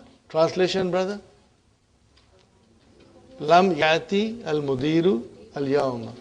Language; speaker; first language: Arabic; non-native, fluent; Urdu